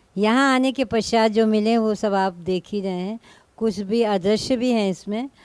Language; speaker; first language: Hindi; native; Hindi